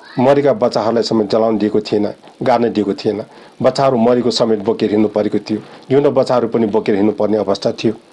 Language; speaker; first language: Nepali; non-native, local second language; Newari